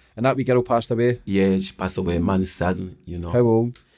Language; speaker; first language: English; non-native, learner; Portuguese